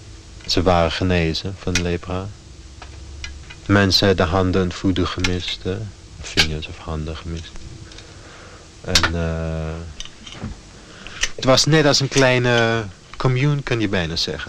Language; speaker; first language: Dutch; non-native, fluent; German